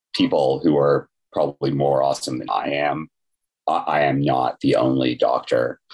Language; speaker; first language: English; native; English